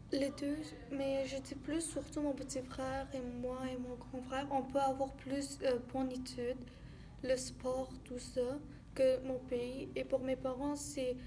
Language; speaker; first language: French; early bilingual, other home language; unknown